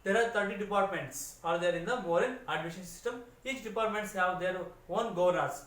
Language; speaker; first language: English; non-native, local second language; Kannada